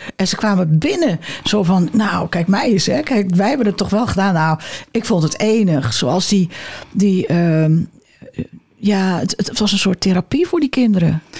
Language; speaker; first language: Dutch; native; Dutch